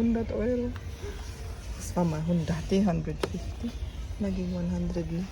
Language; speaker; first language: Filipino; native; Filipino